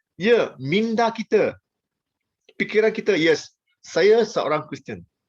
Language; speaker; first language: Malay; non-native, local second language; Chinese